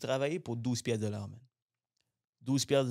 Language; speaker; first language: French; native; French